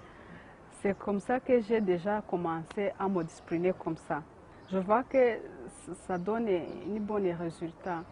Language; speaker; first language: French; non-native, learner; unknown